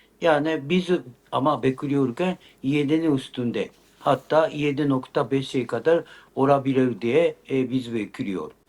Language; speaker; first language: Turkish; non-native, learner; Japanese